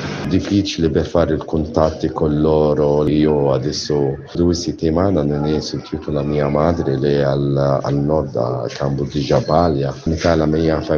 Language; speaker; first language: Italian; non-native, learner; Arabic